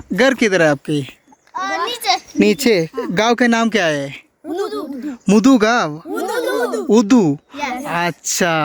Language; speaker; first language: Hindi; non-native, local second language; Malayalam